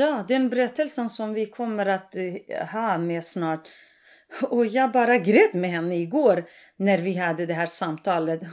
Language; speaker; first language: Swedish; non-native, fluent; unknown